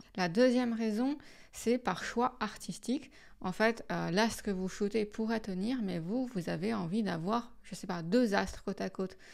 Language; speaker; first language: French; native; French